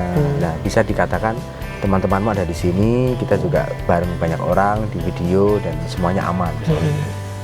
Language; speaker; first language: Indonesian; native; Indonesian